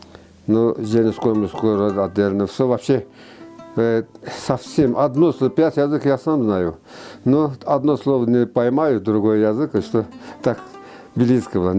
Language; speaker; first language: Russian; non-native, local second language; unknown